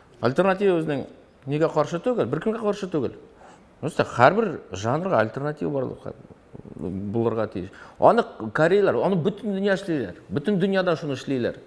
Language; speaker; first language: Tatar; non-native, local second language; Russian